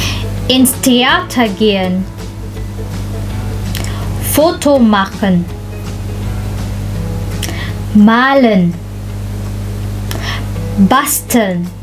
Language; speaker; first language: German; non-native, local second language; Filipino